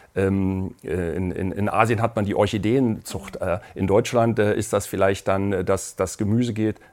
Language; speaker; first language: German; native; German